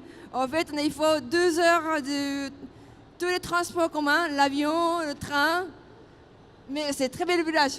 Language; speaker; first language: French; non-native, fluent; Japanese